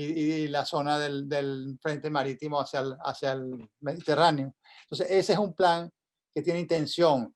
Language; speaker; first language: Spanish; native; Spanish